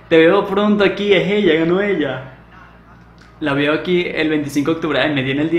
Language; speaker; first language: Spanish; native; Spanish